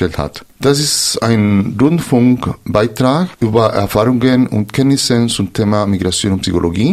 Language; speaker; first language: German; non-native, fluent; Spanish